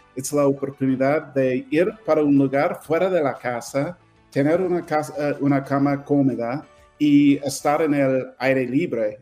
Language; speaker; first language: Spanish; non-native, fluent; English